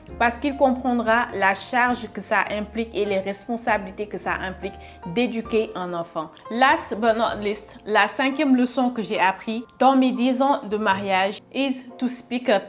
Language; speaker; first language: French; non-native, local second language; Wolof